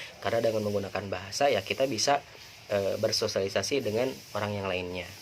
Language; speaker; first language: Indonesian; non-native, local second language; Sundanese